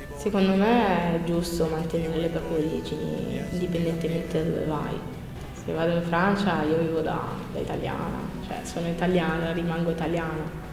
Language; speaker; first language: Italian; early bilingual, other home language; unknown